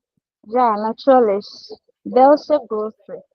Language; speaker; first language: German; non-native, learner; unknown